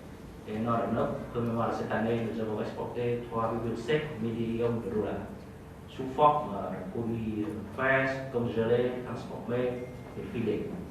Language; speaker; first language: French; non-native, fluent; Vietnamese